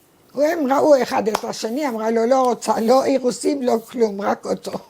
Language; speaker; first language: Hebrew; non-native, fluent; Arabic